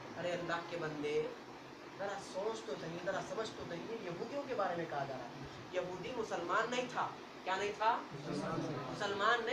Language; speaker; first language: Urdu; native; Urdu